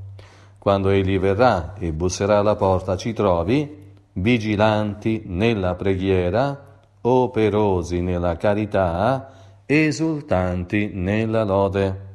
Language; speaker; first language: Italian; native; Italian